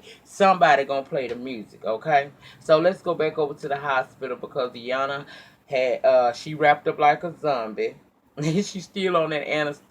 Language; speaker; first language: English; native; English